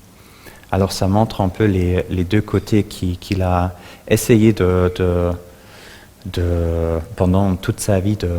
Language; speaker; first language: French; non-native, fluent; German